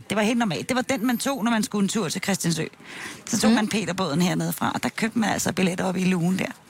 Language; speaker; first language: Danish; native; Danish